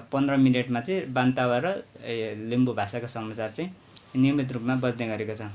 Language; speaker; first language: Nepali; non-native, local second language; Limbu